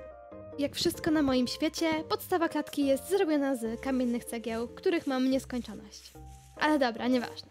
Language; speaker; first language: Polish; native; Polish